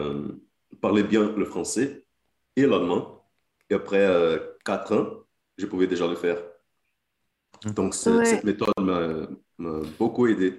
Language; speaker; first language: French; non-native, fluent; Portuguese